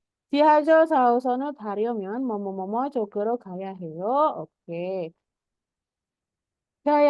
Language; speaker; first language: Korean; non-native, fluent; Indonesian